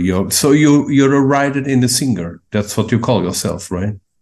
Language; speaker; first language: English; non-native, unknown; Portuguese